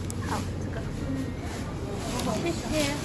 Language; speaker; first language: Chinese; non-native, learner; Tibetan